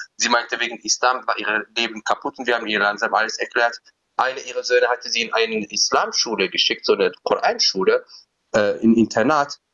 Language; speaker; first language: German; non-native, fluent; Berber languages